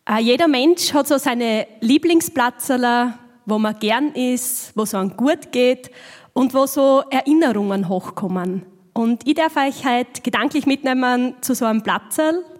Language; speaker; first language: German; native; German